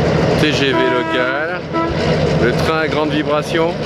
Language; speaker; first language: French; native; French